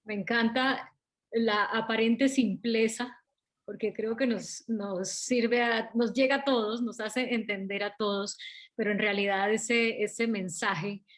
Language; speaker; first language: Spanish; native; Spanish